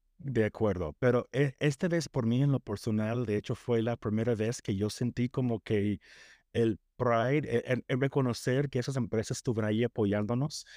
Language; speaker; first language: Spanish; non-native, fluent; English